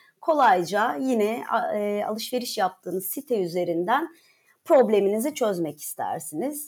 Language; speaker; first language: Turkish; native; Turkish